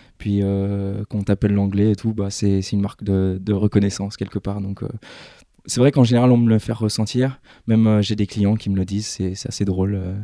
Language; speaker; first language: French; early bilingual, other home language; English